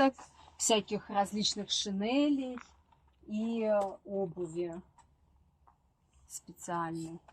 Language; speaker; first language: Russian; native; Russian